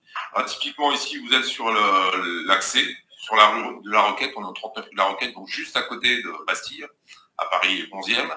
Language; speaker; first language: French; native; French